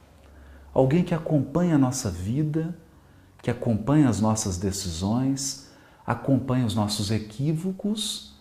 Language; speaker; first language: Portuguese; native; Portuguese